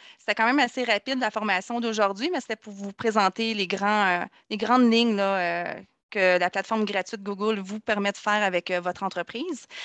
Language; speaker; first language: French; native; French